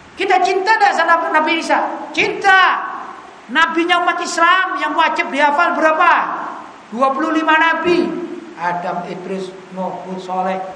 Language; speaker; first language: Indonesian; native; Indonesian